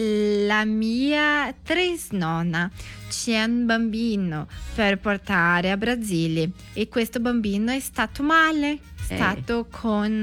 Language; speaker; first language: Italian; non-native, learner; Portuguese